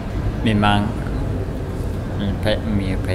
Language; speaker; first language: Italian; non-native, learner; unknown